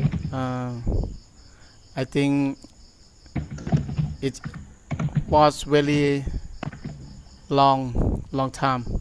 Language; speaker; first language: English; non-native, learner; Thai